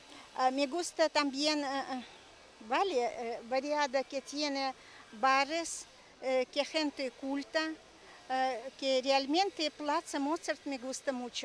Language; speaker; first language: Spanish; non-native, learner; Russian